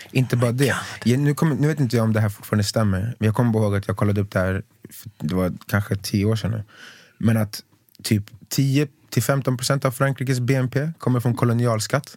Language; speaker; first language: Swedish; early bilingual, other home language; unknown